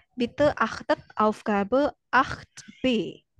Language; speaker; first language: German; non-native, fluent; Indonesian